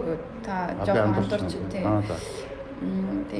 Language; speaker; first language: Mongolian; early bilingual, heritage; Mongolian